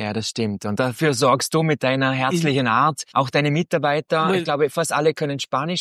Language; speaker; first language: German; native; German